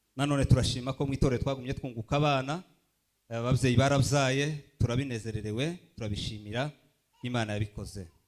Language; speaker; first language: Kinyarwanda; early bilingual, heritage; Kinyarwanda